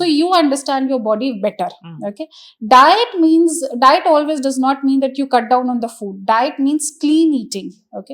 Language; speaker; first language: English; non-native, local second language; Hindi